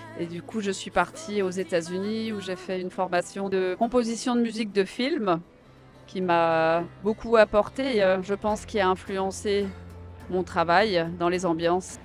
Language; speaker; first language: French; native; French